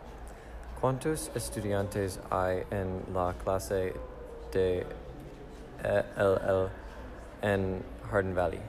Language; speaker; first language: Spanish; non-native, learner; English